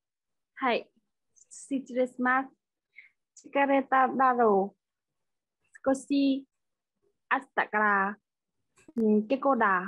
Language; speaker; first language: Japanese; non-native, learner; Vietnamese